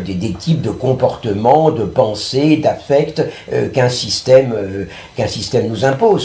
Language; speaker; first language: French; native; French